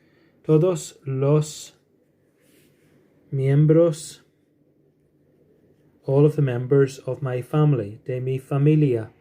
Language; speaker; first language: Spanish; non-native, fluent; English